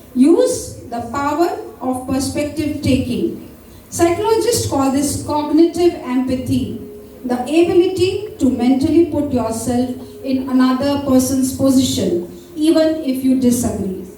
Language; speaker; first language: English; non-native, local second language; Marathi